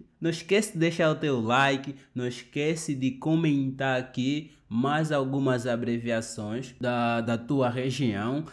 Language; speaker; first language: Portuguese; native; Portuguese